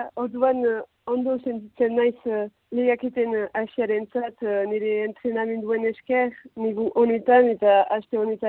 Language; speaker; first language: Basque; non-native, local second language; French